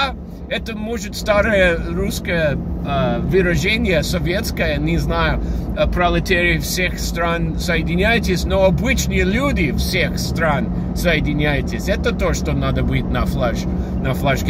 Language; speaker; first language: Russian; non-native, fluent; English